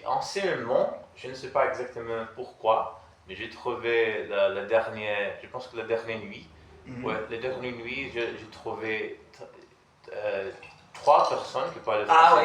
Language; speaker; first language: French; non-native, learner; Portuguese